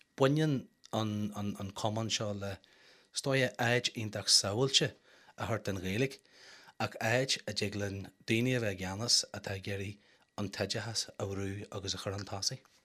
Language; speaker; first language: Irish; non-native, local second language; English